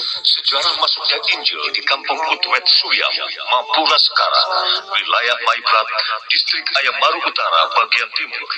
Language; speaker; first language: Indonesian; native; Indonesian